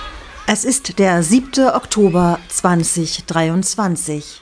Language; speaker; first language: German; native; German